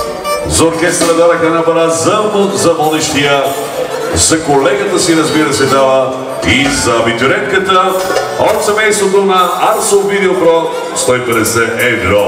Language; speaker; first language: Bulgarian; non-native, local second language; Turkish